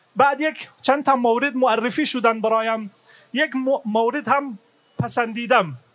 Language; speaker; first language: Persian; non-native, fluent; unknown